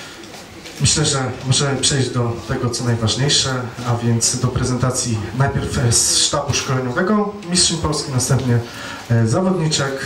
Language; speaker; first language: Polish; native; Polish